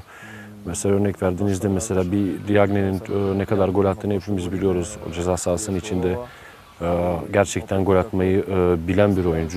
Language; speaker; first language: Turkish; native; Turkish